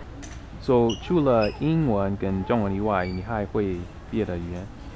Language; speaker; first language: Chinese; non-native, fluent; English